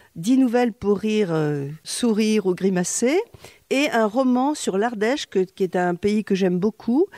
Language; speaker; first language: French; native; French